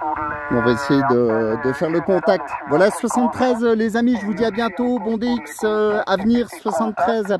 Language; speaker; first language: French; native; French